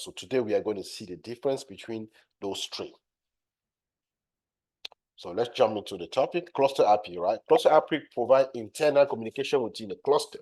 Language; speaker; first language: English; non-native, fluent; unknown